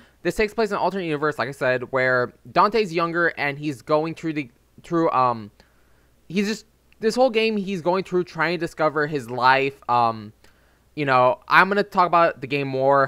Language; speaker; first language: English; native; English